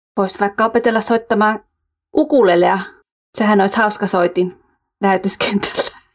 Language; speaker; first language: Finnish; early bilingual, heritage; Finnish